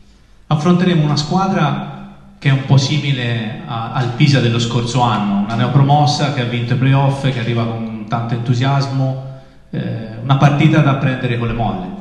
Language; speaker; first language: Italian; native; Italian